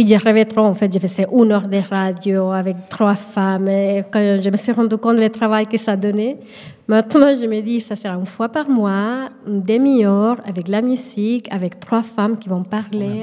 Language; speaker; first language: French; non-native, fluent; Spanish